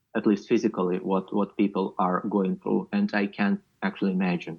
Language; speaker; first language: English; non-native, fluent; Ukrainian